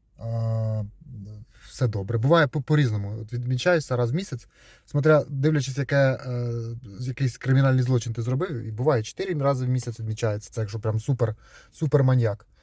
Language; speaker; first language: Ukrainian; non-native, local second language; Russian